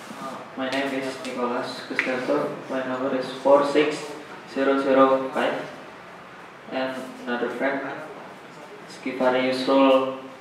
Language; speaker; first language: English; non-native, learner; Indonesian